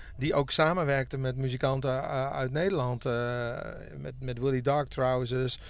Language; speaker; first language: Dutch; non-native, local second language; Western Frisian